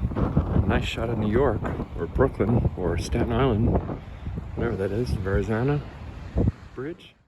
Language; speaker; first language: English; native; English